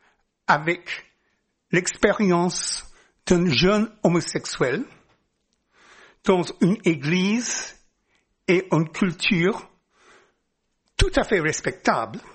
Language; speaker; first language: French; non-native, fluent; English